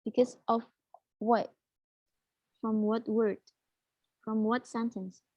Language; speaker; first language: English; non-native, fluent; Indonesian